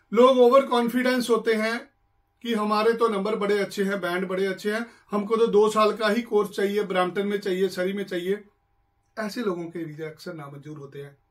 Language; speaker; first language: Hindi; non-native, local second language; Punjabi